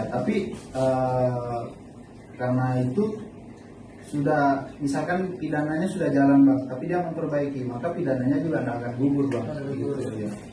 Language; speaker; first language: Indonesian; native; Indonesian